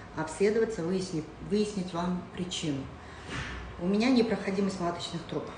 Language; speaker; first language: Russian; non-native, local second language; Kazakh